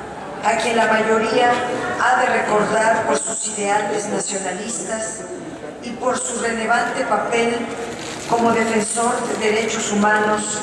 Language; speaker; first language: Spanish; native; Spanish